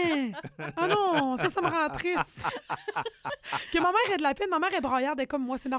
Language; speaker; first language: French; native; French